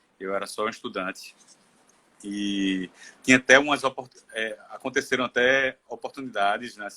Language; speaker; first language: Portuguese; native; Portuguese